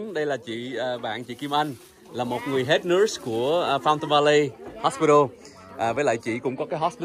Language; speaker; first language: Vietnamese; early bilingual, heritage; Vietnamese